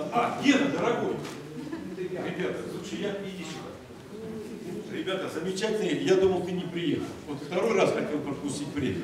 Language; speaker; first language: Russian; native; Russian